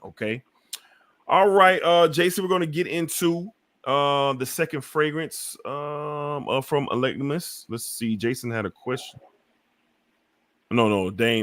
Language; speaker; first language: English; native; English